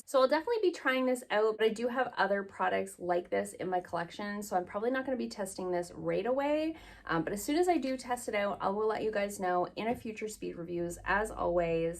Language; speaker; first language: English; native; English